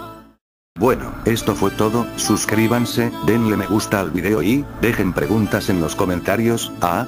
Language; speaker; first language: Spanish; native; Spanish